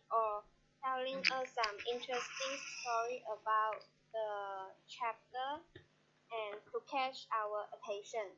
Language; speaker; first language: English; non-native, learner; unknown